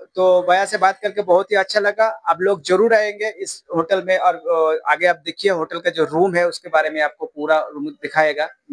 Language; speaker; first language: Hindi; non-native, local second language; Bangla